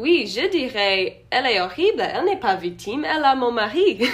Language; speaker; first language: French; non-native, learner; English